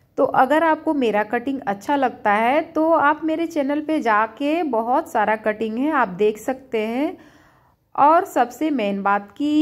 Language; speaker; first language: Hindi; native; Hindi